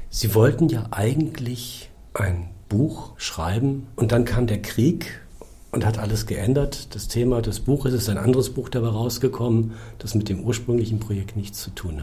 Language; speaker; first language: German; native; German